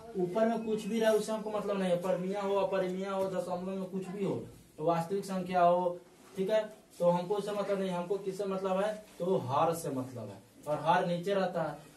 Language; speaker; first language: Hindi; native; Hindi